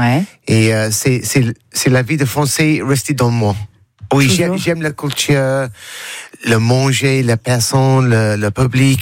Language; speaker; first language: French; non-native, learner; English